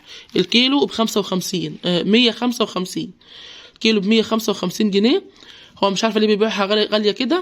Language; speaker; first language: Arabic; native; Arabic